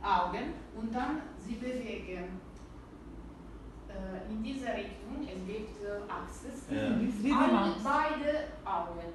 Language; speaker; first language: German; non-native, learner; Italian